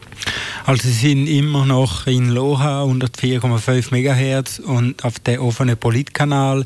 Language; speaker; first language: German; non-native, fluent; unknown